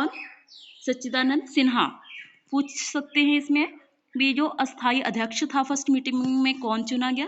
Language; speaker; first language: Hindi; non-native, local second language; Punjabi